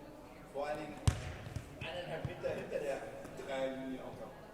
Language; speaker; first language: German; native; German